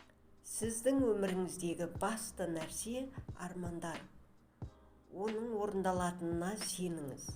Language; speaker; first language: Kazakh; native; Kazakh